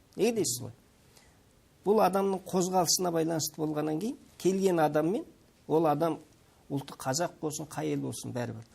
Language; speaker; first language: Kazakh; early bilingual, heritage; Kazakh